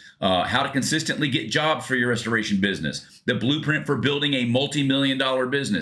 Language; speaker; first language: English; native; English